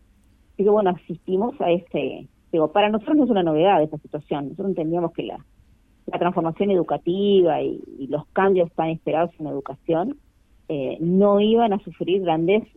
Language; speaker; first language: Spanish; native; Spanish